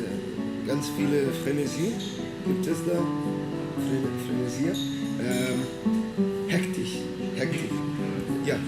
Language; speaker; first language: German; non-native, fluent; Italian